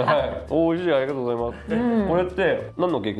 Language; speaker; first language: Japanese; non-native, fluent; French